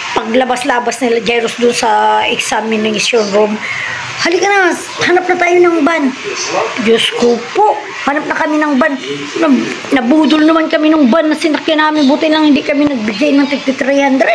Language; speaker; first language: Filipino; non-native, local second language; Masbatenyo